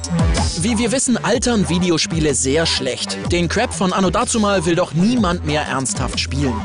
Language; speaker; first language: German; native; German